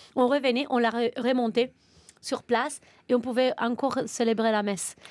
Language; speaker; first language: French; non-native, fluent; Romanian